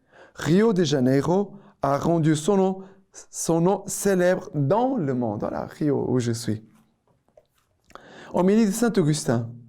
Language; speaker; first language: French; non-native, fluent; Portuguese